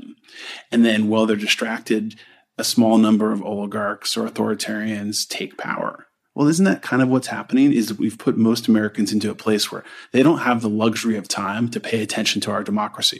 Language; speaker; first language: English; native; English